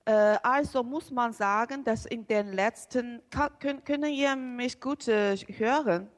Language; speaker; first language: German; non-native, learner; Chinese